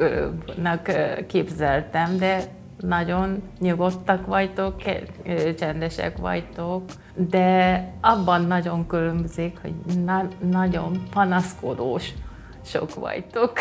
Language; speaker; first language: Hungarian; non-native, fluent; Japanese